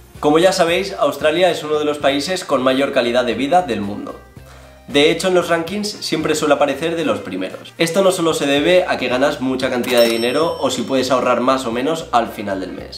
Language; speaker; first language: Spanish; native; Spanish